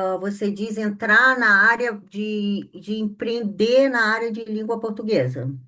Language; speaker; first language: Portuguese; native; Portuguese